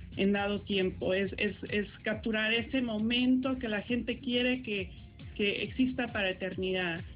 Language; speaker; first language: Spanish; early bilingual, heritage; Spanish